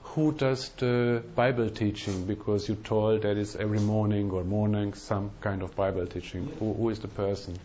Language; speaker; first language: English; non-native, fluent; Hungarian